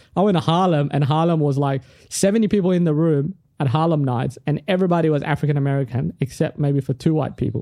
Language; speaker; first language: English; non-native, local second language; Tigrinya